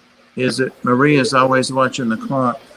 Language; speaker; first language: English; native; English